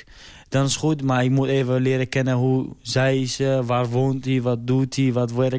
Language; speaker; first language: Dutch; non-native, learner; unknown